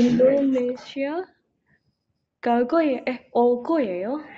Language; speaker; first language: Korean; non-native, learner; Indonesian